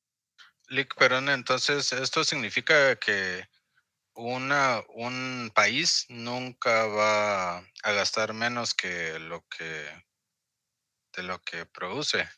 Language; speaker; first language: Spanish; native; Spanish